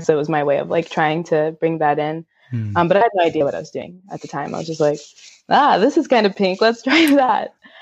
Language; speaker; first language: English; native; English